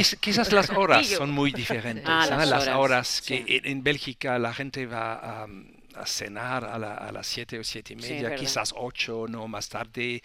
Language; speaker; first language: Spanish; non-native, learner; French